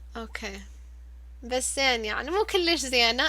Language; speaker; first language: Arabic; early bilingual, heritage; Arabic